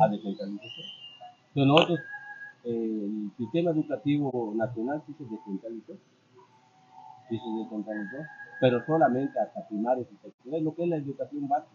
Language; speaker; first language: Spanish; native; Spanish